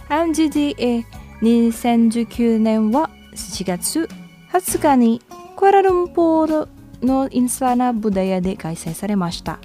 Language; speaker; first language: Japanese; non-native, fluent; Indonesian